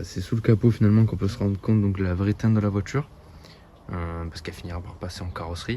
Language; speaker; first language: French; native; French